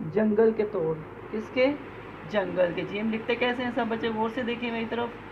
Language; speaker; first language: Urdu; non-native, local second language; Punjabi